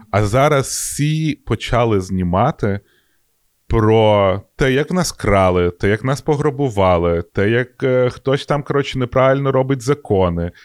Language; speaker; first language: Ukrainian; non-native, local second language; Russian